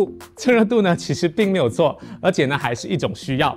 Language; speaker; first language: Chinese; native; Chinese